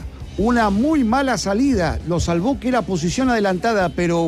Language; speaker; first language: Spanish; native; Spanish